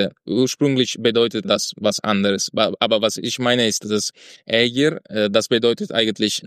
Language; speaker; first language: German; non-native, fluent; Italian